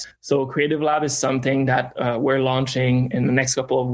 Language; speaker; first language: English; native; English